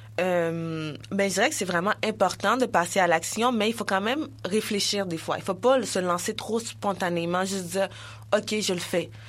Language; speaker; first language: French; early bilingual, other home language; Haitian Creole